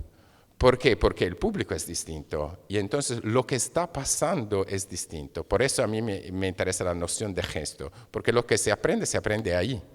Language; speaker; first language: Spanish; non-native, fluent; Italian